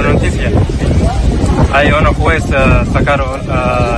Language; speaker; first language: Spanish; non-native, learner; Arabic